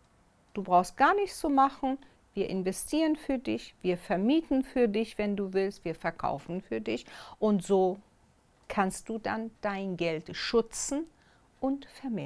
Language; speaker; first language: German; non-native, fluent; Persian